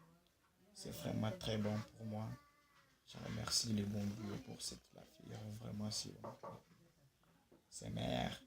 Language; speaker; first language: French; non-native, local second language; Swahili